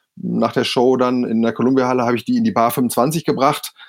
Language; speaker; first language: German; native; German